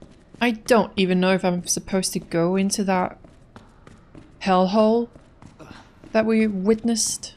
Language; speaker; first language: English; native; English